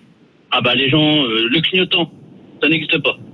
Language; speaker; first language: French; native; French